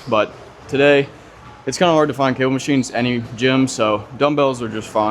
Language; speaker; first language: English; native; English